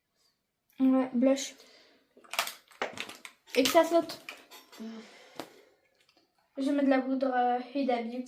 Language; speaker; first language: French; native; French